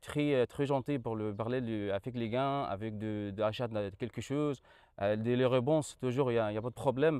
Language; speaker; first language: French; non-native, learner; Arabic